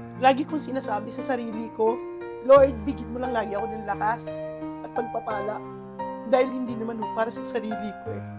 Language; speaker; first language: Filipino; non-native, local second language; Cebuano